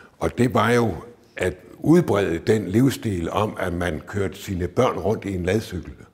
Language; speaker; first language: Danish; native; Danish